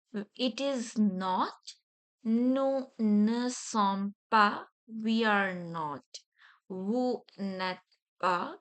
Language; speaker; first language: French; non-native, fluent; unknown